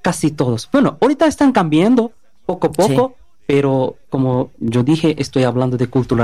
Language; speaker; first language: Spanish; non-native, learner; Bangla